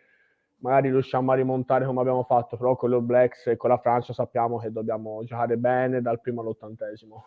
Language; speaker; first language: Italian; native; Italian